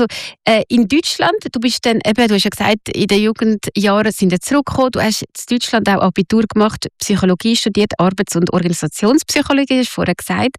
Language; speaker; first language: German; native; German